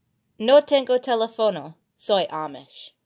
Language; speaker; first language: Spanish; non-native, learner; English